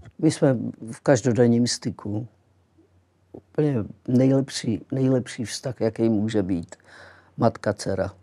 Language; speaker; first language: Czech; early bilingual, other home language; Greek